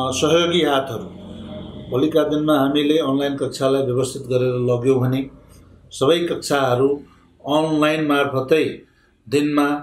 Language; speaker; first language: Nepali; non-native, local second language; Maithili